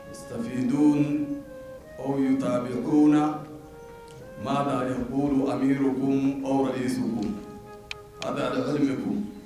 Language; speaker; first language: Arabic; non-native, fluent; Amharic